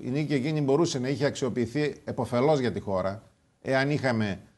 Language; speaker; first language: Greek; native; Greek